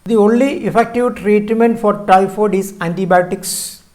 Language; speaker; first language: English; non-native, local second language; Malayalam